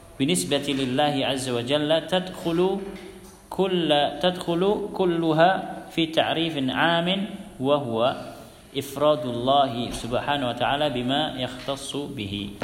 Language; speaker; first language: Arabic; non-native, fluent; Indonesian